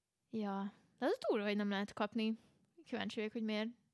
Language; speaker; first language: Hungarian; native; Hungarian